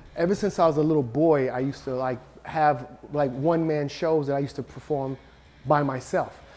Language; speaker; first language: English; native; English